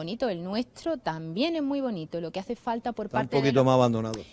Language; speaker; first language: Spanish; native; Spanish